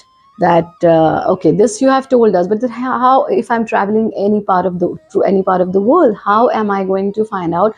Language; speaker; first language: English; non-native, local second language; Hindi